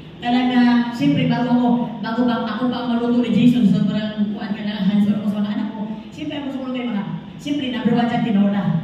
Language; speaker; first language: Filipino; non-native, local second language; Cebuano